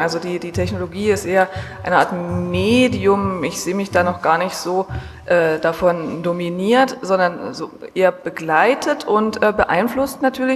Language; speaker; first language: German; native; German